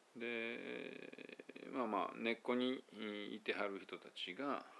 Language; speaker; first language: Japanese; native; Japanese